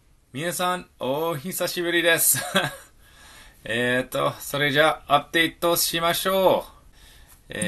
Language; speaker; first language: Japanese; non-native, learner; English